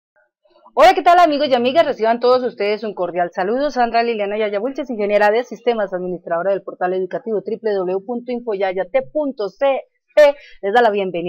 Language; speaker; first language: Spanish; native; Spanish